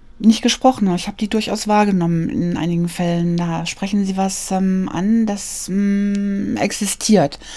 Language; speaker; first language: German; native; German